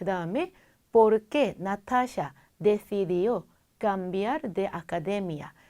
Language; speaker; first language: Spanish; non-native, fluent; Korean